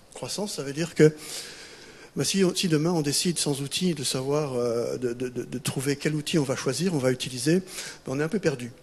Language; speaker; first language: French; native; French